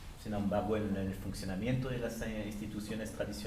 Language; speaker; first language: Spanish; native; Spanish